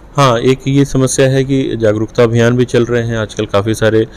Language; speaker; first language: Hindi; native; Hindi